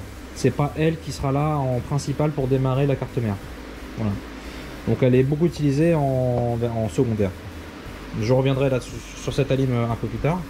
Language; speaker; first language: French; native; French